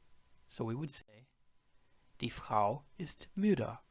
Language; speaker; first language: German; non-native, fluent; English